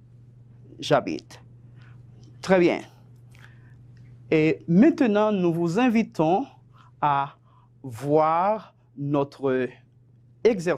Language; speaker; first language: French; non-native, fluent; Spanish